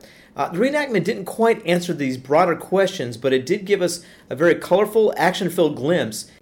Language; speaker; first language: English; native; English